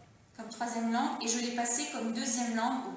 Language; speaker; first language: French; early bilingual, other home language; Italian